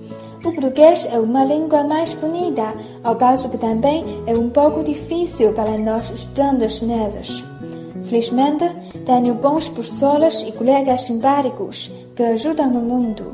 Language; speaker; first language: Portuguese; non-native, learner; Chinese